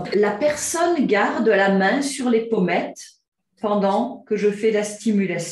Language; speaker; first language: French; native; French